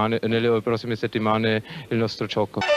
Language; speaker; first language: Italian; non-native, fluent; German